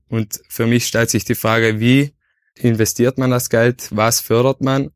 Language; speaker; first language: German; native; German